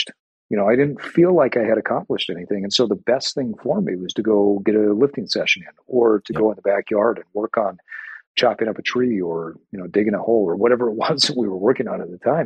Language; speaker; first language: English; native; English